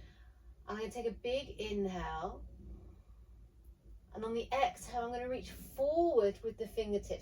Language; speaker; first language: English; native; English